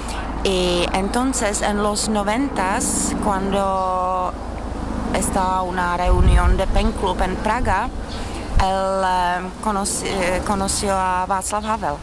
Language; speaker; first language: Spanish; non-native, fluent; Czech